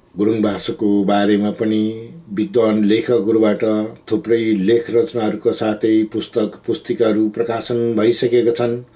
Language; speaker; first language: Nepali; non-native, local second language; Gurung